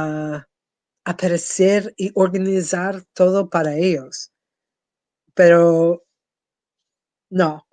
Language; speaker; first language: Spanish; non-native, fluent; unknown